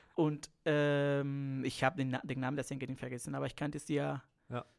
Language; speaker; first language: German; non-native, fluent; Spanish